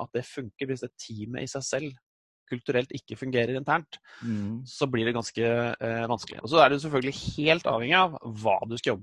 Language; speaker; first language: Norwegian; native; Norwegian